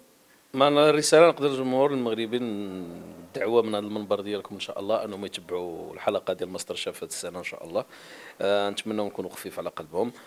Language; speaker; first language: Arabic; native; Arabic